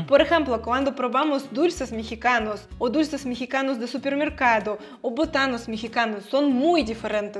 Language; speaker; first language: Spanish; non-native, fluent; Russian